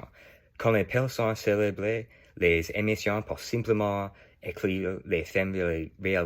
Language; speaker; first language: French; non-native, learner; English